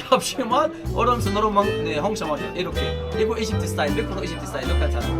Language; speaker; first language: Korean; non-native, learner; Arabic